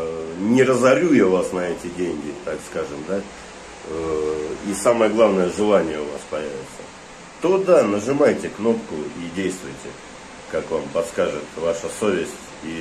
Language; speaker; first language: Russian; native; Russian